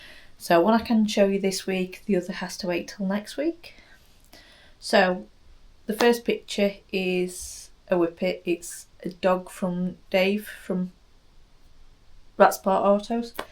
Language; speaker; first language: English; native; English